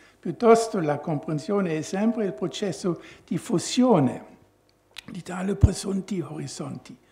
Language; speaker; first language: Italian; non-native, fluent; German